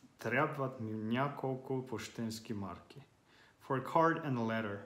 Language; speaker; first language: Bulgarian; non-native, learner; Finnish